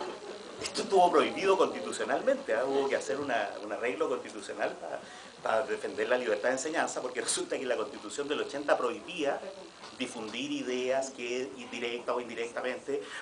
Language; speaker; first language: Spanish; native; Spanish